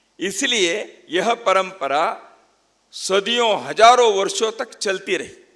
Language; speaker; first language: Hindi; non-native, local second language; Kannada